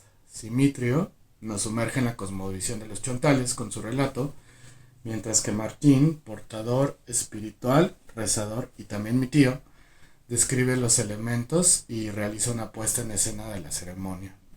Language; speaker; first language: Spanish; native; Spanish